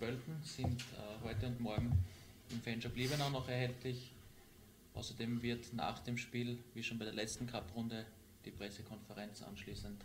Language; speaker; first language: German; native; German